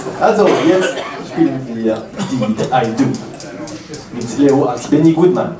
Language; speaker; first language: German; non-native, learner; French